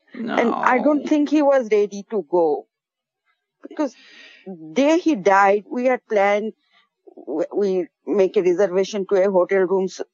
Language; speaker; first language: English; non-native, local second language; Bangla